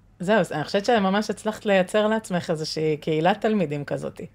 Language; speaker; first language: Hebrew; native; Hebrew